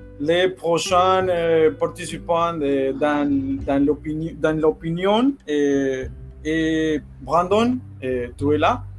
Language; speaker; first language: French; non-native, learner; Spanish